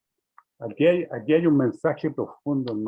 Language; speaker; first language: Spanish; native; Spanish